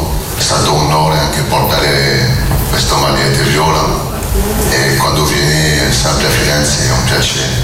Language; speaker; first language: Italian; non-native, learner; French